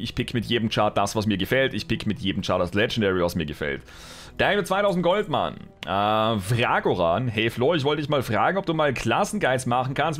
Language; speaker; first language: German; native; German